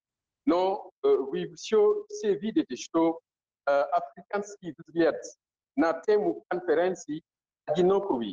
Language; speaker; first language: Russian; non-native, fluent; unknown